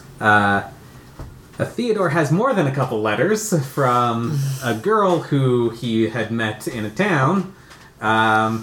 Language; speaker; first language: English; native; English